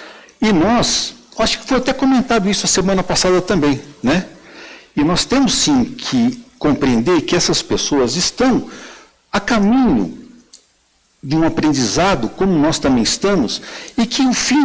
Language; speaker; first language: Portuguese; native; Portuguese